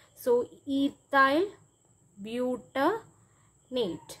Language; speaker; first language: English; non-native, local second language; Malayalam